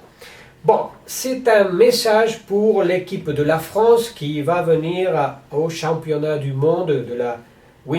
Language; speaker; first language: French; non-native, learner; Spanish